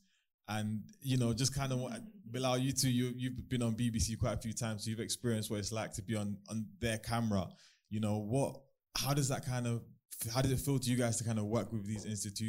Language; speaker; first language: English; native; English